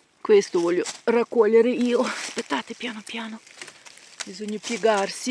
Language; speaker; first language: Italian; non-native, learner; Ukrainian